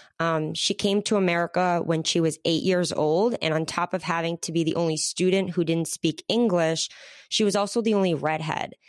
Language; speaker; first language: English; native; English